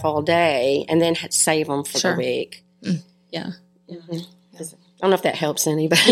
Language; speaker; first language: English; native; English